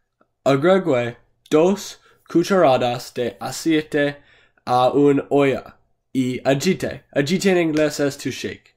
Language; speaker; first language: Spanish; non-native, learner; English